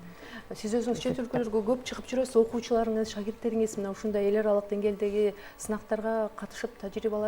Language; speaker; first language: Kyrgyz; native; Kyrgyz